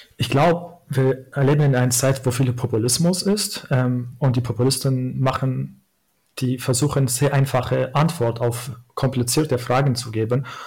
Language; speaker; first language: German; non-native, fluent; Kurdish